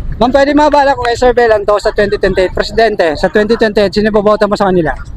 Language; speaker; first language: Filipino; non-native, local second language; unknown